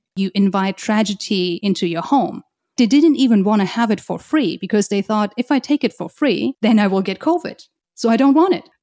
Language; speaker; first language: English; non-native, fluent; German